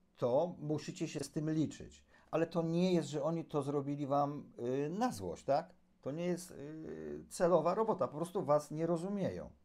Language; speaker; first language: Polish; native; Polish